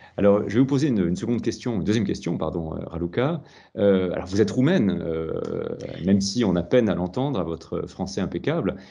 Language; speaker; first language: French; native; French